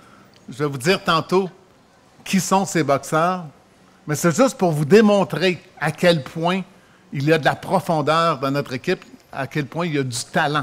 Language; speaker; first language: French; native; French